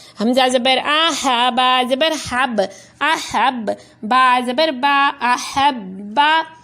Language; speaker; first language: Urdu; non-native, local second language; Punjabi